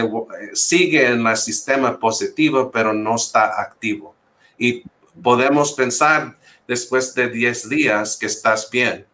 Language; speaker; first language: Spanish; early bilingual, heritage; English